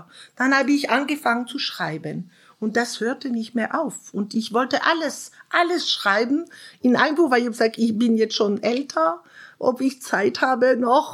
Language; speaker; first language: German; non-native, fluent; French